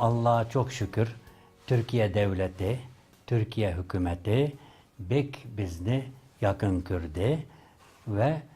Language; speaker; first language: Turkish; non-native, learner; Tatar